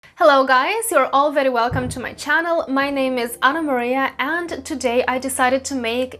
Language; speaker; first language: English; non-native, fluent; Russian